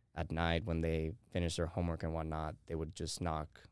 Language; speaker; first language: English; early bilingual, heritage; Spanish